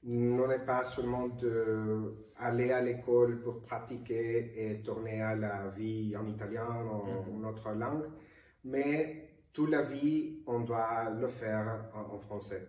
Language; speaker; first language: French; non-native, learner; Spanish